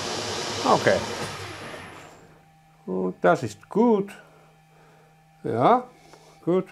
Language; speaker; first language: German; non-native, learner; Finnish